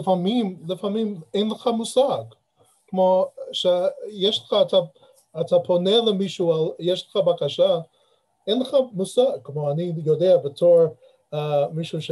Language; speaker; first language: Hebrew; non-native, fluent; English